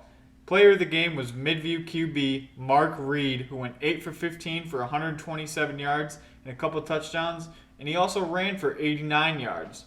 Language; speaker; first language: English; native; English